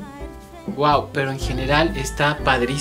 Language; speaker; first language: Spanish; native; Spanish